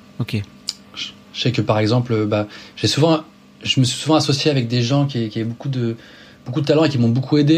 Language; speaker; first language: French; native; French